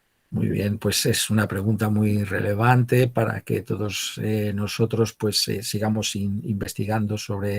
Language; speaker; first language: Spanish; native; Spanish